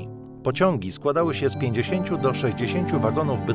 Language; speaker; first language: Polish; native; Polish